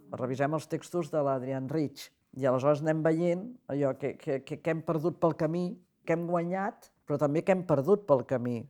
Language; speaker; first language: Catalan; native; Catalan